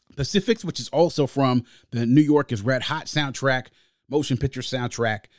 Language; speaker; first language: English; native; English